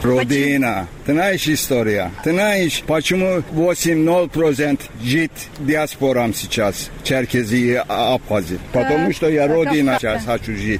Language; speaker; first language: Russian; non-native, learner; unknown